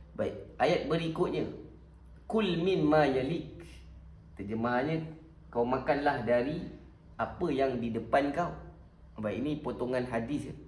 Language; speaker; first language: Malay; native; Malay